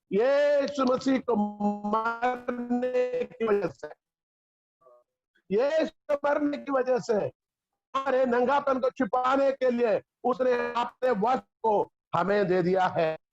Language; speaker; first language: Hindi; non-native, local second language; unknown